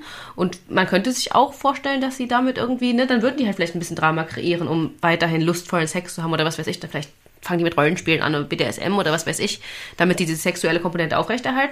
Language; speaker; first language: German; native; German